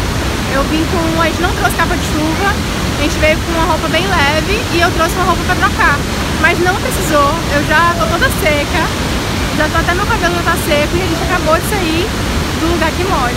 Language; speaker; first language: Portuguese; native; Portuguese